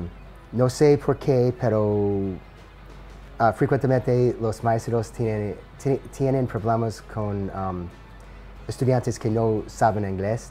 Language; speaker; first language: Spanish; non-native, learner; English